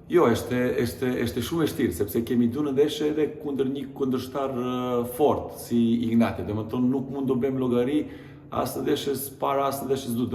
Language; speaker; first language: Albanian; non-native, learner; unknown